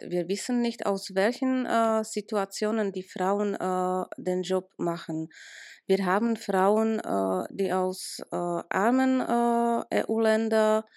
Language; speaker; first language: German; non-native, fluent; Czech